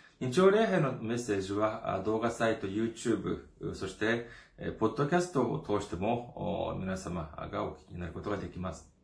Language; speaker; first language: Japanese; non-native, fluent; Korean